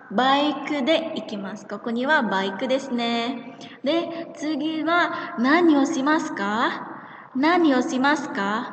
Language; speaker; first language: Japanese; non-native, fluent; Indonesian